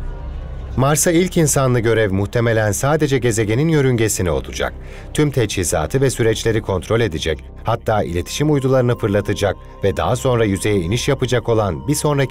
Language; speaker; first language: Turkish; native; Turkish